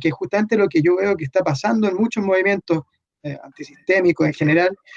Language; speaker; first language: Spanish; native; Spanish